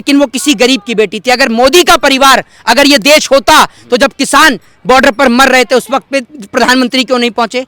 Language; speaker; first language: Hindi; native; Hindi